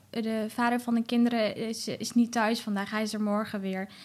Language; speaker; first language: Dutch; early bilingual, other home language; Arabic